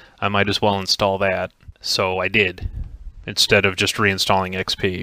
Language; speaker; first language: English; native; English